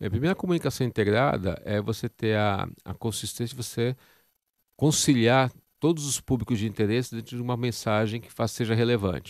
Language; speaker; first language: Portuguese; native; Portuguese